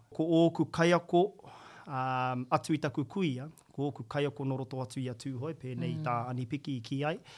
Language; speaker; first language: Māori; native; Māori